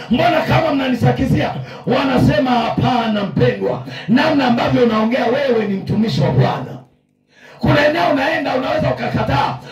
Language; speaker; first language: Swahili; native; Swahili